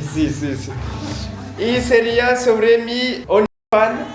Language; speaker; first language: Spanish; non-native, learner; French